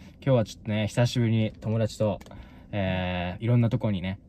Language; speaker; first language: Japanese; native; Japanese